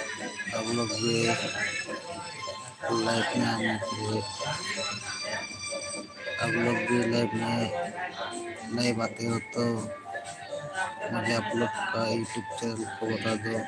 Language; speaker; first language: Hindi; non-native, local second language; Santali